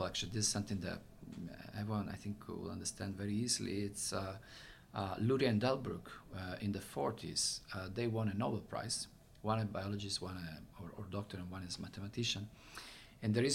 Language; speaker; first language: English; non-native, fluent; Italian